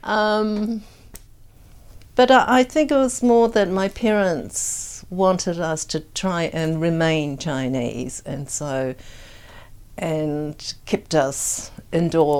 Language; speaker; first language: English; native; English